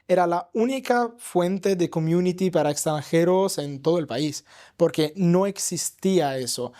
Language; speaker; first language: Spanish; non-native, fluent; Italian